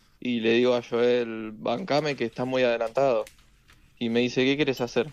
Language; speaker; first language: Spanish; native; Spanish